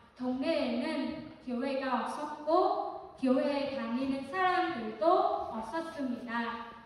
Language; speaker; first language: Korean; non-native, fluent; Vietnamese